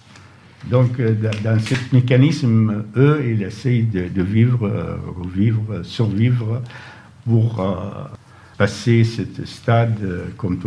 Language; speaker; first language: French; non-native, fluent; Arabic